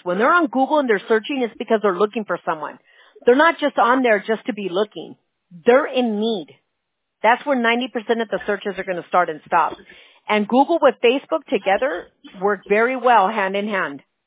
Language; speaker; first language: English; early bilingual, other home language; Spanish